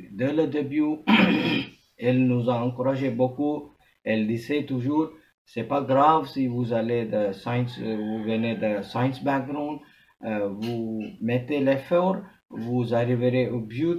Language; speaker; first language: French; non-native, fluent; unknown